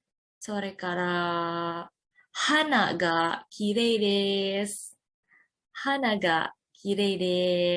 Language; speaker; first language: Japanese; non-native, fluent; Indonesian